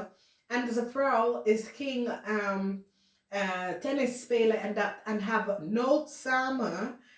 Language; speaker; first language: Dutch; non-native, fluent; English